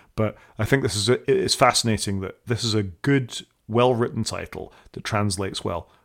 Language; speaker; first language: English; native; English